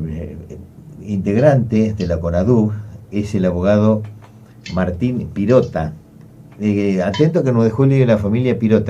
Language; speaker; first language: Spanish; native; Spanish